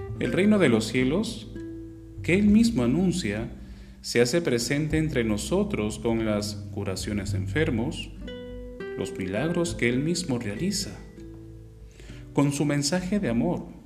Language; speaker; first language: Spanish; native; Spanish